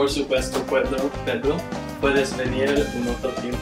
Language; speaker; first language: Spanish; non-native, learner; English